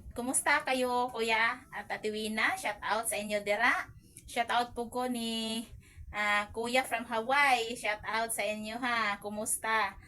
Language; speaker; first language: Filipino; non-native, local second language; Cebuano